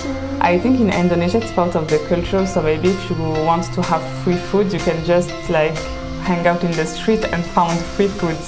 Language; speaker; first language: English; non-native, fluent; French